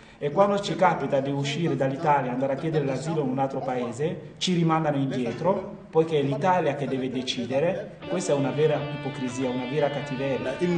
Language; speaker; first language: Italian; non-native, fluent; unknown